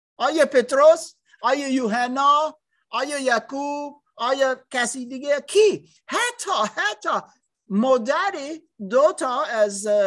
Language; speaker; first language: Persian; non-native, learner; English